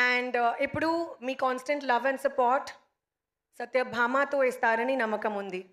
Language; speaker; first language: Telugu; non-native, learner; Hindi